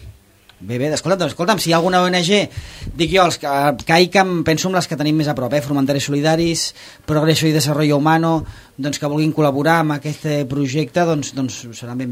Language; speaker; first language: Catalan; native; Catalan